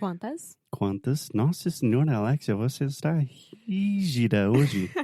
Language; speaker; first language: Portuguese; non-native, fluent; English